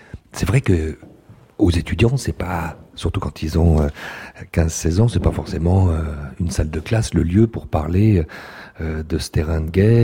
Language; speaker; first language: French; native; French